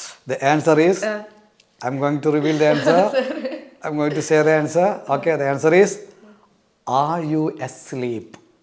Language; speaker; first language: English; non-native, local second language; Malayalam